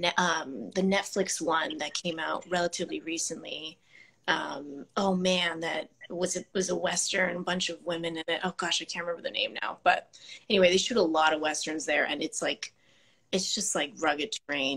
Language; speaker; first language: English; early bilingual, other home language; Spanish